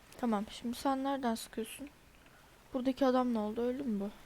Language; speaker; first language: Turkish; native; Turkish